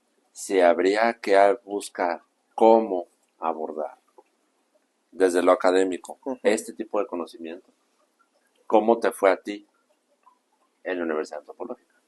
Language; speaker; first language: Spanish; native; Spanish